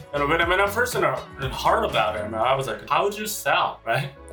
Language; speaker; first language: English; non-native, fluent; Japanese